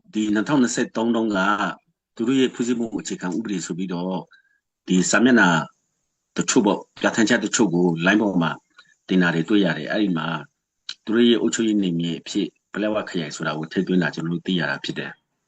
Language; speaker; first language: Burmese; non-native, local second language; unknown